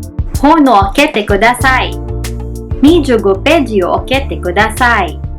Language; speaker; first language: Japanese; non-native, learner; Filipino